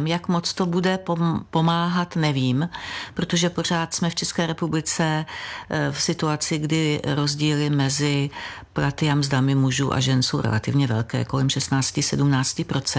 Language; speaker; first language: Czech; native; Czech